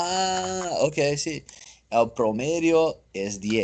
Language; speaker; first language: Spanish; non-native, learner; English